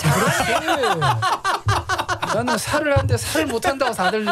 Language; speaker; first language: Korean; native; Korean